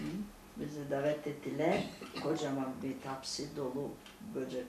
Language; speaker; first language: Turkish; non-native, local second language; Greek